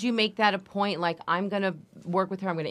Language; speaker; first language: English; native; English